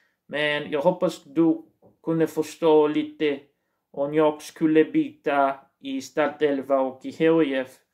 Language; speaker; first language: Swedish; non-native, learner; Portuguese